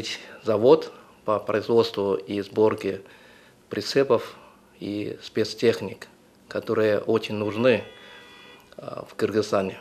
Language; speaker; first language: Russian; non-native, fluent; Chinese